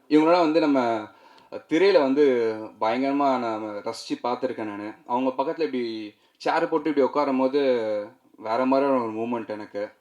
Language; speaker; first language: Tamil; native; Tamil